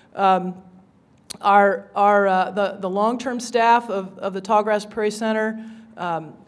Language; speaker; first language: English; native; English